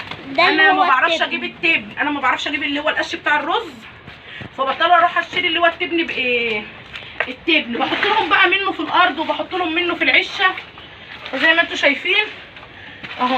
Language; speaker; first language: Arabic; native; Arabic